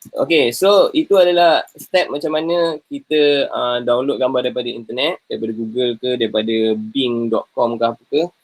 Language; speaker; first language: Malay; native; Malay